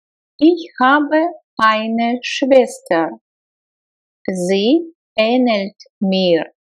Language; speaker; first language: German; non-native, fluent; Russian